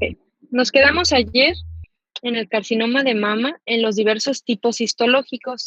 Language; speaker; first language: Spanish; native; Spanish